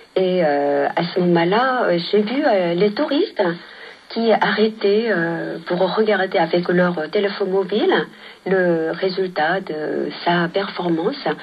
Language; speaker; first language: French; non-native, fluent; Korean